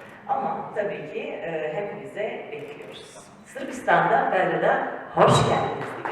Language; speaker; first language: Turkish; early bilingual, heritage; Serbian